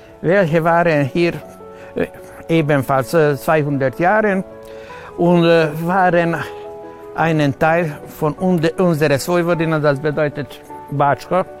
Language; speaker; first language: German; non-native, learner; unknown